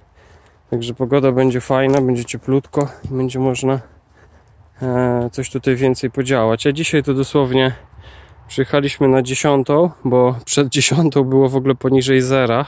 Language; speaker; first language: Polish; native; Polish